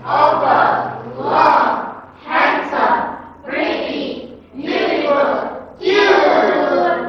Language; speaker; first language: English; non-native, fluent; Indonesian